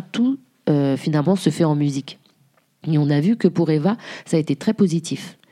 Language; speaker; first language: French; early bilingual, other home language; Haitian Creole